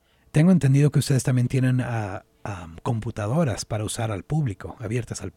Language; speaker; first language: Spanish; native; Spanish